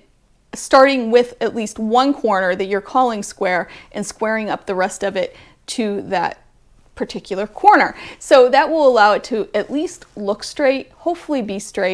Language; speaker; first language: English; native; English